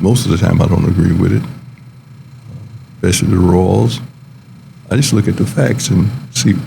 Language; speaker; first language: English; native; English